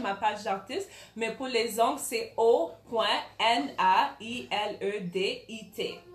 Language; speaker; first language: French; early bilingual, other home language; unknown